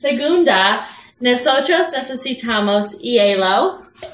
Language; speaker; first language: Spanish; non-native, learner; English